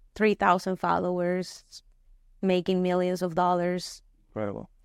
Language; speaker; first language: English; non-native, fluent; Spanish